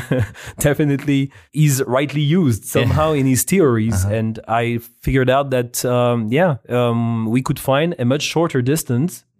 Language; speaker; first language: English; non-native, fluent; French